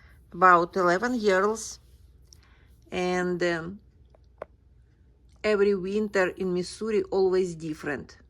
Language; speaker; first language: English; non-native, learner; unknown